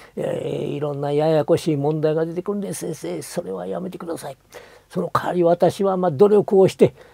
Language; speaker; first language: Japanese; native; Japanese